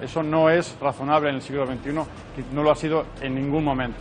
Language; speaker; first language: Spanish; native; Spanish